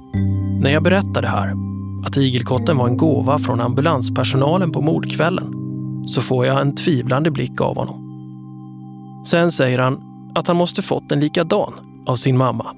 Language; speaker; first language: Swedish; native; Swedish